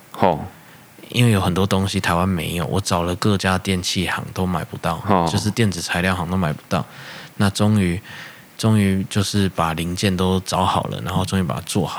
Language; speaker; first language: Chinese; native; Chinese